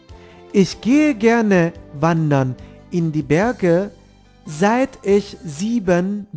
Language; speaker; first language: German; non-native, fluent; Turkish